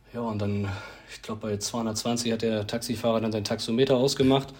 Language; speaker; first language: German; native; German